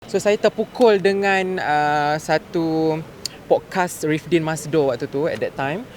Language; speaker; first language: Malay; native; Malay